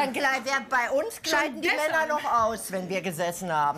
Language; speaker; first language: German; native; German